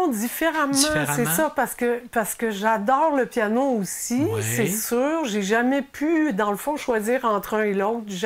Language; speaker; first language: French; native; French